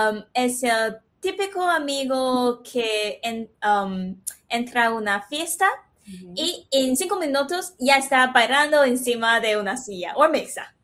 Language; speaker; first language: Spanish; non-native, fluent; Chinese